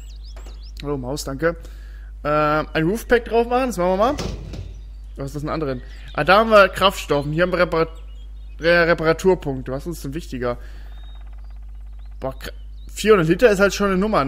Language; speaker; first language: German; native; German